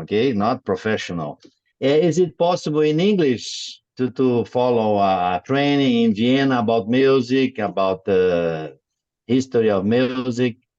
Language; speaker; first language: English; non-native, learner; Portuguese